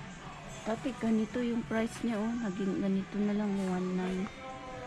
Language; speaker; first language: Filipino; native; Filipino